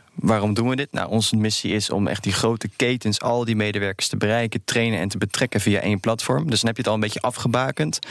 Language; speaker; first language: Dutch; native; Dutch